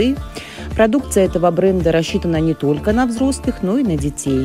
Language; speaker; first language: Russian; native; Russian